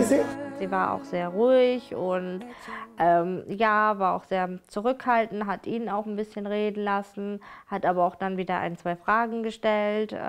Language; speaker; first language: German; native; German